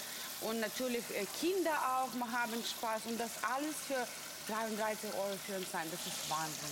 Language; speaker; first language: German; non-native, learner; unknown